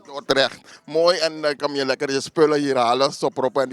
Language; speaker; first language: Dutch; native; Dutch